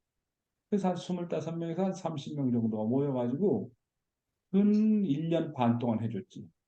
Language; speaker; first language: Korean; native; Korean